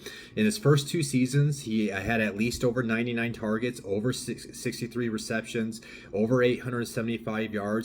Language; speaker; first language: English; native; English